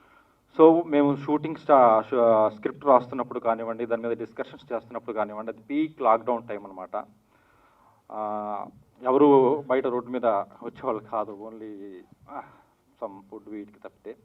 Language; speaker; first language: Telugu; native; Telugu